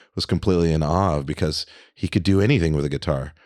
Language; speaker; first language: English; early bilingual, other home language; French